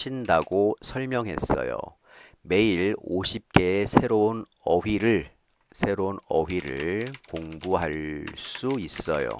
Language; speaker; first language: Korean; native; Korean